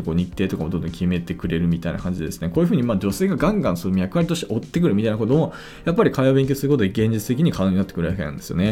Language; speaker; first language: Japanese; native; Japanese